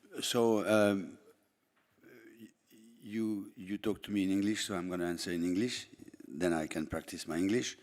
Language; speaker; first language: English; non-native, fluent; French